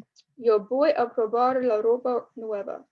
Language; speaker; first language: Spanish; non-native, fluent; English